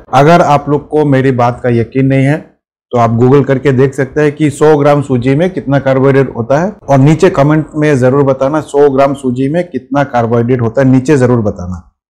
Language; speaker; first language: Hindi; non-native, local second language; Bangla